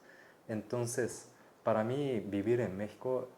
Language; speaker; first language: Spanish; non-native, fluent; Japanese